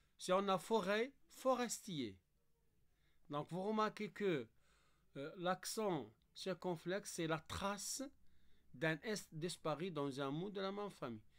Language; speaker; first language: French; non-native, local second language; Arabic